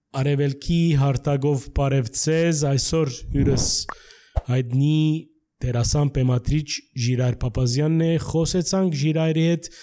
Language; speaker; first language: Armenian; early bilingual, heritage; Armenian